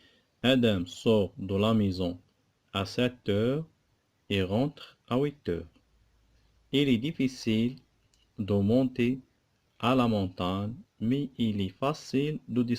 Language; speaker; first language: French; non-native, local second language; Arabic